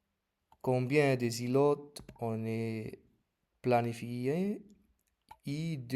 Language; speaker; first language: French; non-native, fluent; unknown